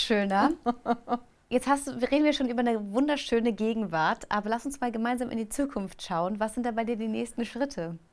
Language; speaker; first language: German; native; German